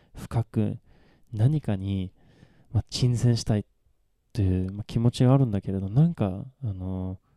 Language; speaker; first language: Japanese; non-native, fluent; Swedish